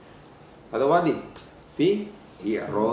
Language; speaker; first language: Arabic; non-native, fluent; Indonesian